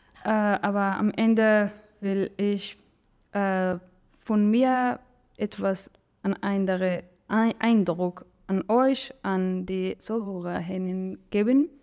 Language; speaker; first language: German; non-native, learner; Persian